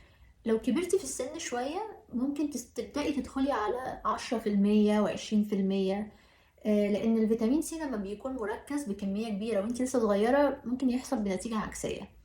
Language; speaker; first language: Arabic; native; Arabic